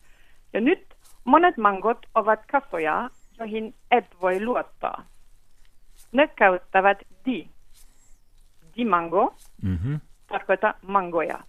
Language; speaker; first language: Finnish; non-native, fluent; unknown